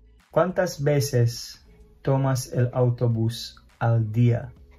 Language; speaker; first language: Spanish; non-native, fluent; English